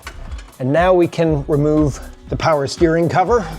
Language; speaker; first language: English; native; English